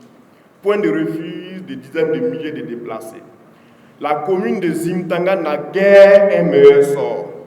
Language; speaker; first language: French; non-native, local second language; Mossi